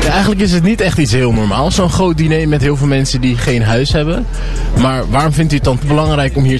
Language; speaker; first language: Dutch; native; Dutch